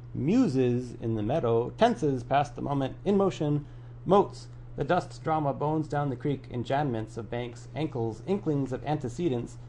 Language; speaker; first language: English; native; English